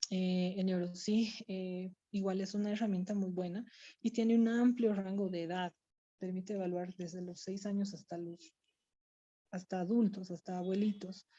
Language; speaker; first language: Spanish; native; Spanish